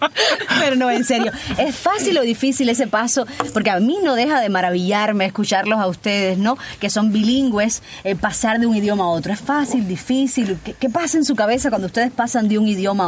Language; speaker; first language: Spanish; native; Spanish